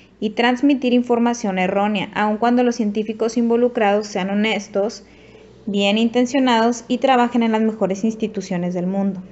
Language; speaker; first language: Spanish; native; Spanish